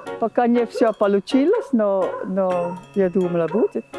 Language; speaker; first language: Russian; non-native, learner; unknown